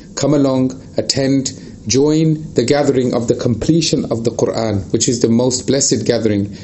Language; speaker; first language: English; early bilingual, other home language; Urdu